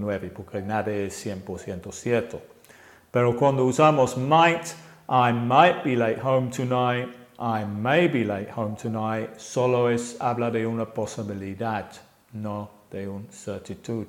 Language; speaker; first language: Spanish; non-native, fluent; English